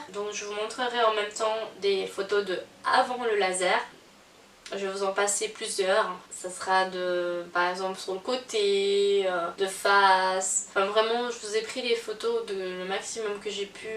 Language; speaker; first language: French; native; French